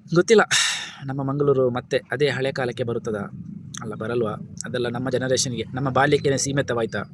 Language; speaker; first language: Kannada; native; Kannada